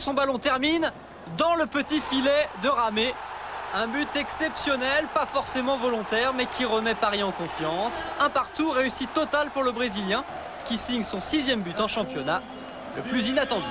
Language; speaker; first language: French; native; French